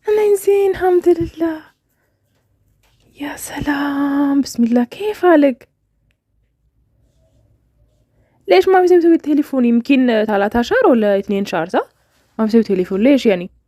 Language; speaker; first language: Arabic; non-native, learner; Amharic